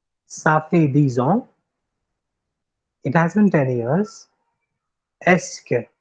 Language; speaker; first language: French; non-native, fluent; Hindi